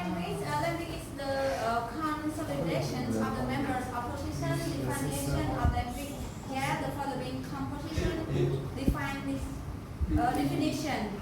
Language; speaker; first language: English; non-native, learner; Khmer